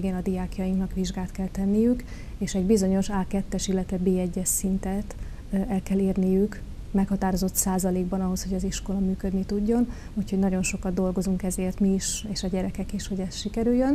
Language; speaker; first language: Hungarian; native; Hungarian